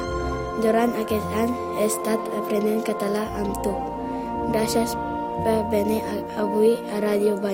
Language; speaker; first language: Catalan; non-native, learner; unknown